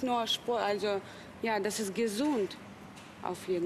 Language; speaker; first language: German; non-native, learner; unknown